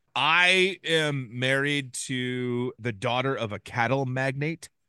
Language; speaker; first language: English; native; English